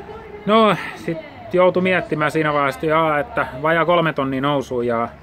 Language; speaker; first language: Finnish; native; Finnish